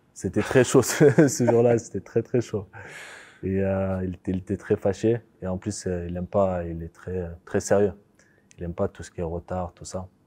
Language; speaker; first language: French; early bilingual, other home language; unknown